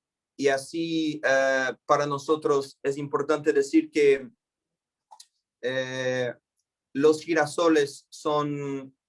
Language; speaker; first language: Spanish; non-native, fluent; Portuguese